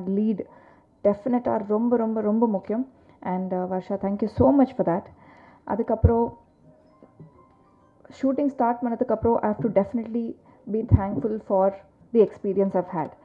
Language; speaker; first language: Tamil; non-native, learner; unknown